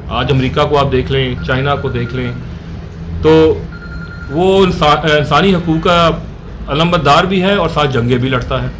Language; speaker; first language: Urdu; non-native, local second language; Punjabi